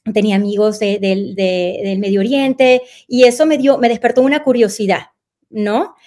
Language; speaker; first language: Spanish; native; Spanish